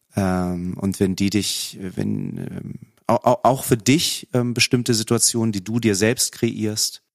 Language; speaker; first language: German; native; German